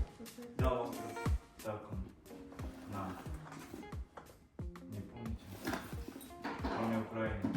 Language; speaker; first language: Russian; non-native, fluent; Korean